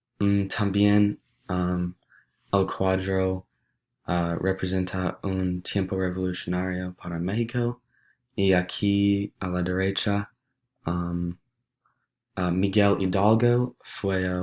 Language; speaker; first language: Spanish; non-native, learner; English